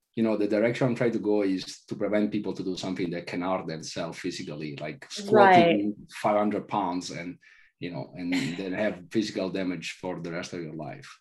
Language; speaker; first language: English; non-native, fluent; Italian